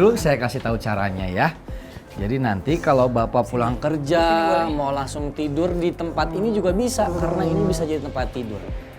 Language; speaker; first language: Indonesian; native; Indonesian